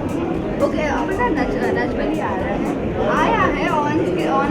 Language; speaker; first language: Hindi; native; Hindi